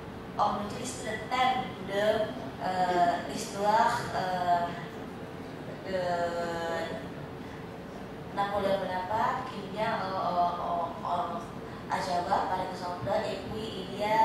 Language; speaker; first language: French; non-native, fluent; Indonesian